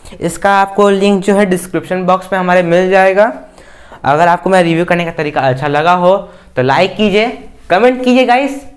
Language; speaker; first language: Hindi; native; Hindi